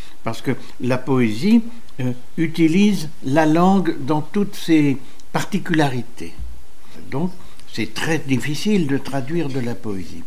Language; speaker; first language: French; native; French